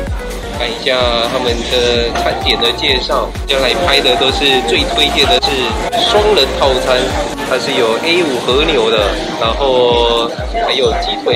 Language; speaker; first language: Chinese; native; Chinese